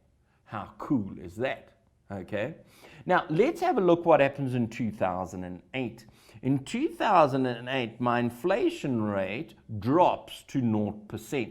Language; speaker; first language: English; native; English